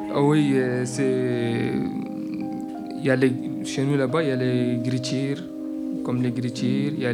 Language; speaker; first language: French; non-native, learner; Arabic